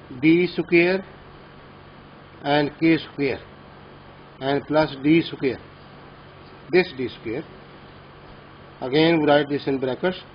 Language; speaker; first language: English; non-native, local second language; Urdu